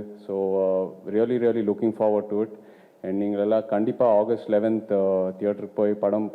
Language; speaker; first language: Tamil; non-native, local second language; Telugu